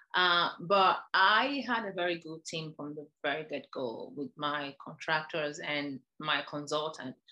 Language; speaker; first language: English; non-native, local second language; Igbo